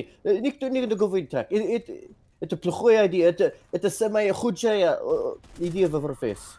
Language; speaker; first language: Russian; non-native, learner; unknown